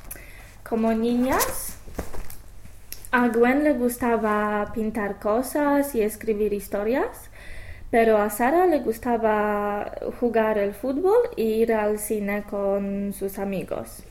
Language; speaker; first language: Spanish; non-native, fluent; English